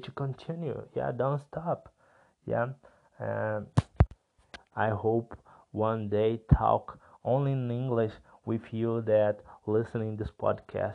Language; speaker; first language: English; non-native, learner; Portuguese